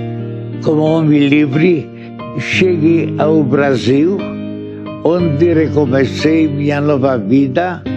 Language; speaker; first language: Portuguese; non-native, fluent; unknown